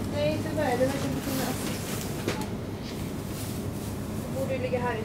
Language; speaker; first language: Swedish; native; Swedish